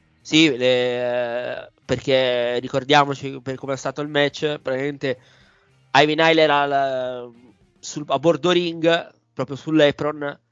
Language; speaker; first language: Italian; native; Italian